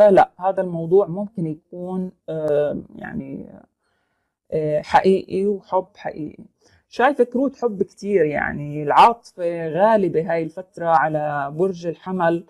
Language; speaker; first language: Arabic; native; Arabic